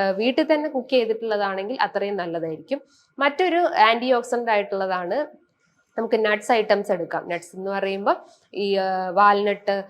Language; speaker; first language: Malayalam; native; Malayalam